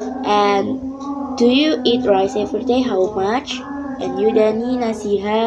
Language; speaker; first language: English; non-native, learner; Indonesian